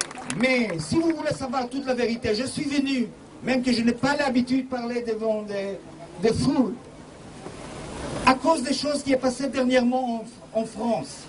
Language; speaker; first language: French; non-native, fluent; Hebrew